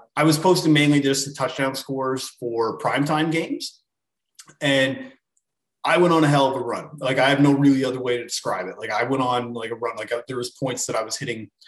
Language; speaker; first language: English; native; English